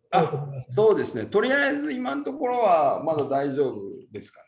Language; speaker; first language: Japanese; native; Japanese